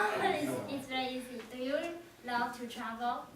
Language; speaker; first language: English; non-native, learner; Chinese